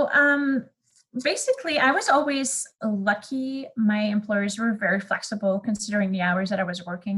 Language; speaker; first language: English; non-native, fluent; French